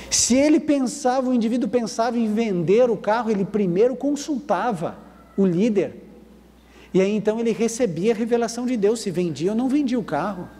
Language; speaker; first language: Portuguese; native; Portuguese